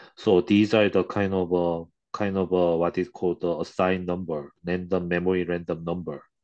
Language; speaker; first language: English; non-native, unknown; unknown